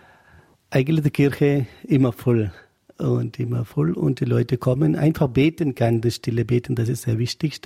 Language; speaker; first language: German; non-native, learner; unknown